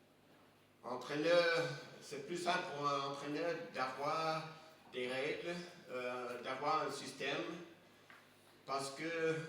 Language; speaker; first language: French; non-native, fluent; English